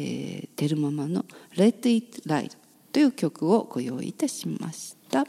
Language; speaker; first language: Japanese; native; Japanese